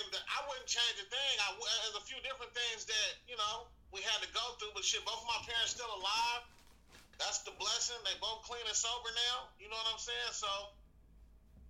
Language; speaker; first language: English; native; English